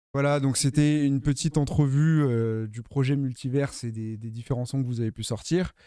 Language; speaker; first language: French; native; French